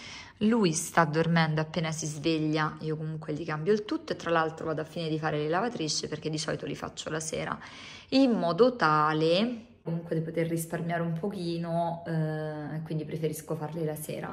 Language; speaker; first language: Italian; native; Italian